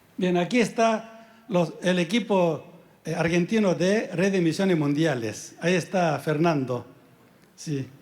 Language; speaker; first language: Spanish; non-native, fluent; Korean